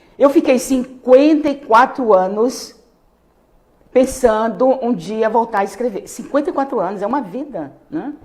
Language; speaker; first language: Portuguese; native; Portuguese